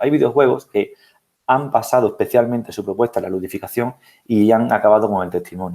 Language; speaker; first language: Spanish; native; Spanish